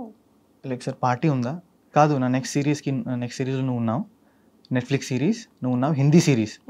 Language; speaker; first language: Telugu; non-native, fluent; Malayalam